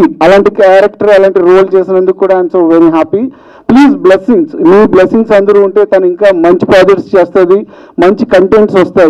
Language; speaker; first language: Telugu; native; Telugu